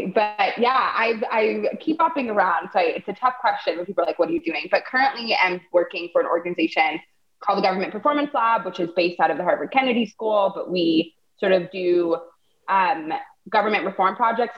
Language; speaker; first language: English; native; English